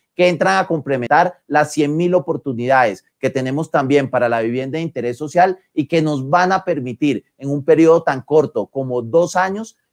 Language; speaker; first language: Spanish; native; Spanish